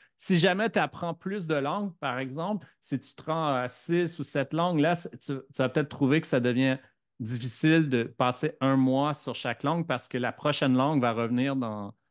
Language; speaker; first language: French; native; French